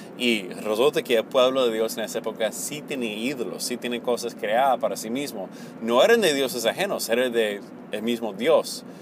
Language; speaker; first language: Spanish; non-native, fluent; English